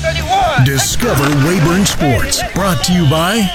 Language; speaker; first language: English; native; English